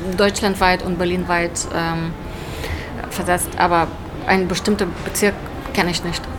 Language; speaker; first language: German; non-native, learner; Ukrainian